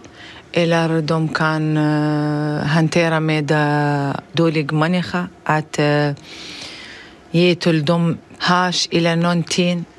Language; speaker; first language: Swedish; non-native, learner; Arabic